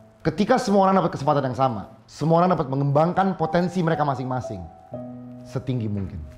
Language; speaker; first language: Indonesian; native; Indonesian